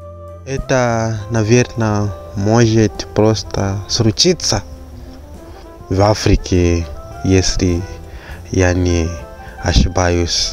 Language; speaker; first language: Russian; non-native, fluent; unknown